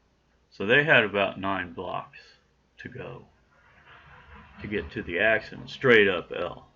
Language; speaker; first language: English; native; English